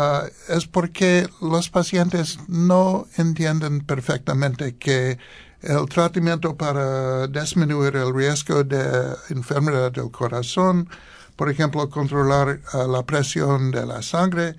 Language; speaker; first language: Spanish; non-native, learner; English